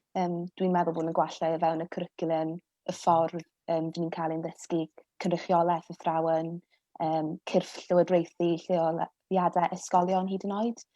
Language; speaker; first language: Welsh; non-native, local second language; English